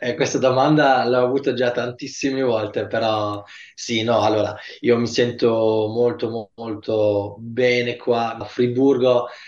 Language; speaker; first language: Italian; early bilingual, heritage; Italian